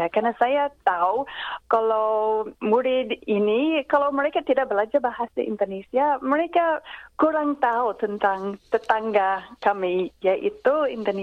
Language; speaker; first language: Indonesian; non-native, fluent; English